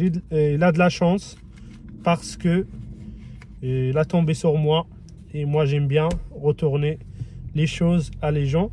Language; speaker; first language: French; non-native, fluent; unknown